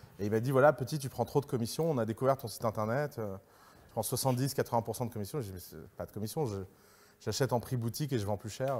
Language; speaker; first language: French; early bilingual, other home language; Arabic